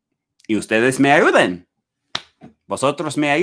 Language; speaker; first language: Spanish; non-native, learner; English